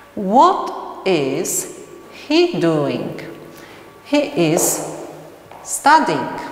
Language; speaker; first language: English; non-native, fluent; Polish